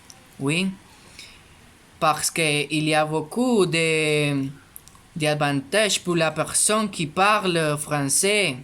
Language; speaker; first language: French; non-native, learner; Spanish